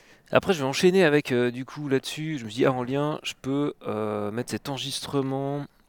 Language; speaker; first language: French; native; French